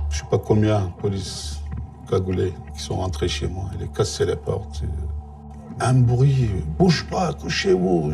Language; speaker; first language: French; non-native, learner; Turkish